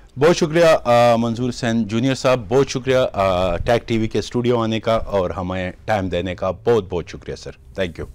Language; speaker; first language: Urdu; native; Urdu